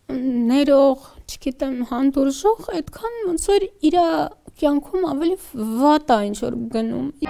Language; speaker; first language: Armenian; native; Armenian